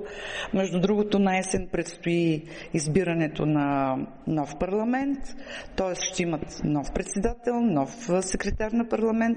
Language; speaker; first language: Bulgarian; native; Bulgarian